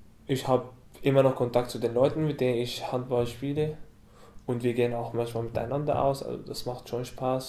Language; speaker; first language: German; non-native, fluent; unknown